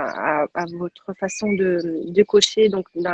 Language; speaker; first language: French; native; French